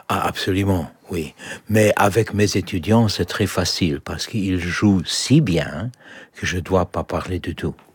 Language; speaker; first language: French; non-native, fluent; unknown